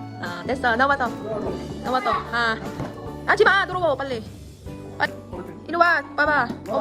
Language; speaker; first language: Korean; non-native, learner; Filipino